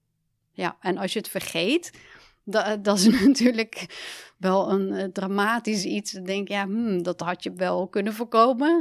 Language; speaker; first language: Dutch; native; Dutch